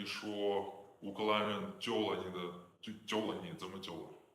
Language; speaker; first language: Chinese; non-native, fluent; Ukrainian